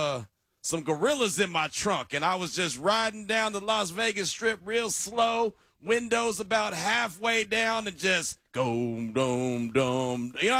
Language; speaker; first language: English; native; English